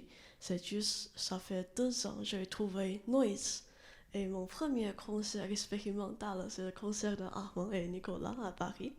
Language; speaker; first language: French; non-native, learner; Chinese